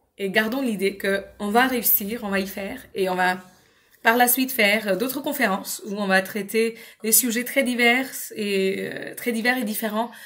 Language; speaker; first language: French; non-native, fluent; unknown